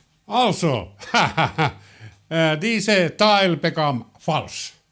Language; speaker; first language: German; non-native, learner; Finnish